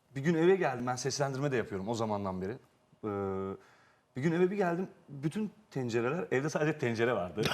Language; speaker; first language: Turkish; native; Turkish